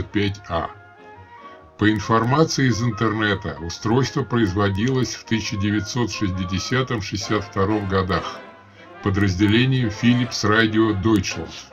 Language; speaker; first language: Russian; native; Russian